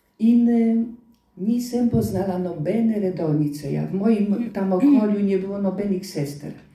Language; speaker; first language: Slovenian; non-native, fluent; Polish